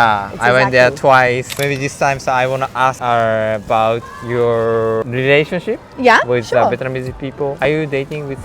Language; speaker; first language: English; non-native, learner; Japanese